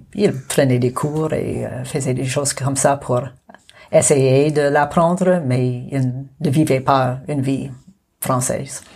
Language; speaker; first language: French; non-native, local second language; English